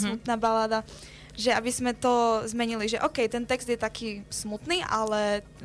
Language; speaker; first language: Slovak; early bilingual, other home language; Spanish